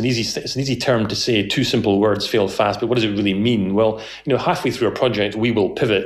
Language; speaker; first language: English; native; English